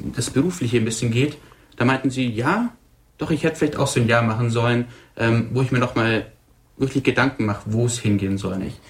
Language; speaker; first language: German; native; German